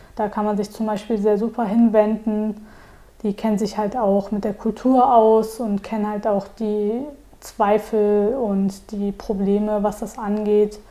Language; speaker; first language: German; early bilingual, other home language; Turkish